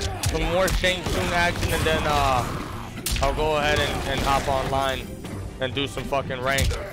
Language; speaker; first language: English; early bilingual, other home language; Spanish